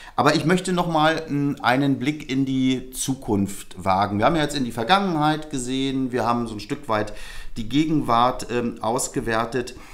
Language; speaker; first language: German; native; German